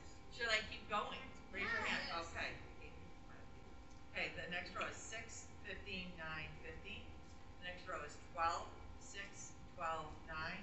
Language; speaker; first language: English; native; English